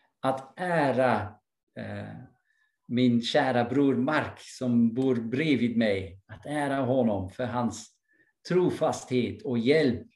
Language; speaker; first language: Swedish; non-native, fluent; English